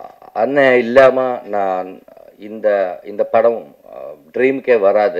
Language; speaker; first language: Tamil; non-native, local second language; Telugu